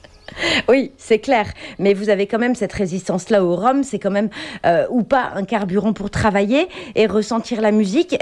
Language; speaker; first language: French; native; French